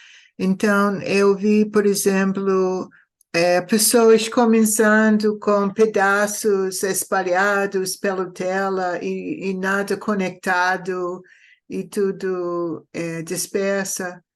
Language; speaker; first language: Portuguese; non-native, fluent; English